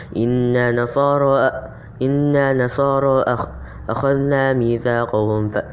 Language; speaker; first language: Arabic; non-native, learner; Indonesian